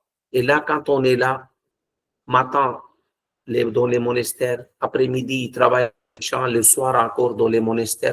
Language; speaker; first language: French; non-native, fluent; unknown